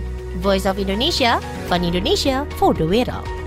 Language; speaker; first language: Dutch; non-native, fluent; Indonesian